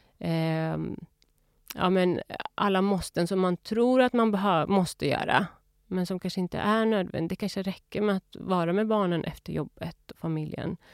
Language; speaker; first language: Swedish; early bilingual, other home language; Persian